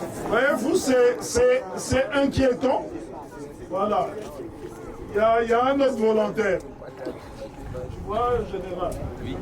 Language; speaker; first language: French; non-native, local second language; Kongo